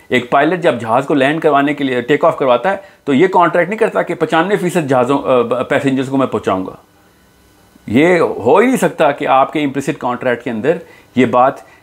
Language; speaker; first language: Urdu; native; Urdu